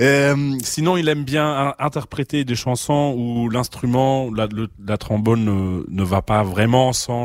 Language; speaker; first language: French; non-native, fluent; German